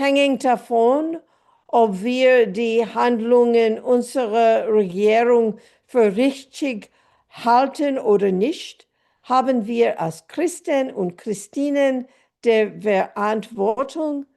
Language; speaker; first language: German; non-native, fluent; English